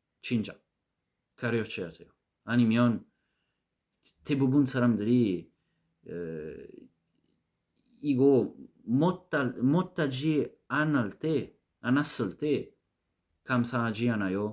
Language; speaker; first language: Korean; non-native, learner; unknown